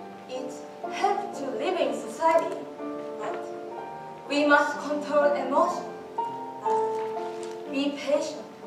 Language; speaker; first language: English; non-native, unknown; Japanese